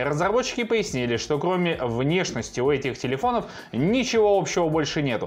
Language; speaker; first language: Russian; native; Russian